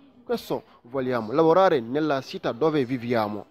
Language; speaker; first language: Italian; non-native, fluent; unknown